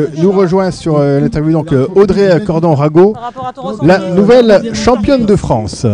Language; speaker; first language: French; native; French